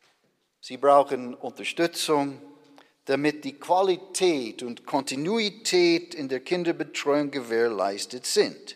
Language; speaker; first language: German; non-native, fluent; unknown